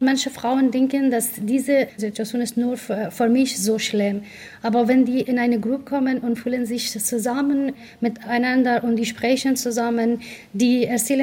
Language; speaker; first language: German; non-native, learner; Persian